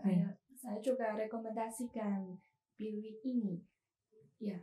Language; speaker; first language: Indonesian; non-native, learner; Chinese